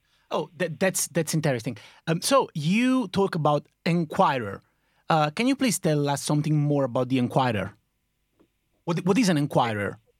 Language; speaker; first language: English; non-native, fluent; Italian